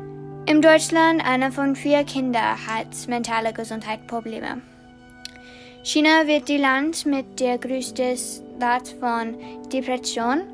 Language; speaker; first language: German; non-native, learner; English